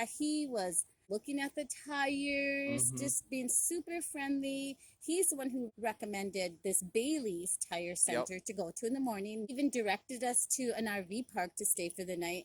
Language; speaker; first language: English; native; English